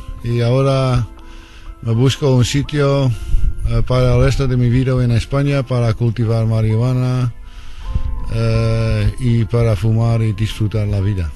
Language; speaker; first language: Spanish; non-native, learner; Dutch